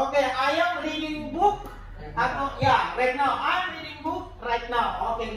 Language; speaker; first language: English; non-native, fluent; Indonesian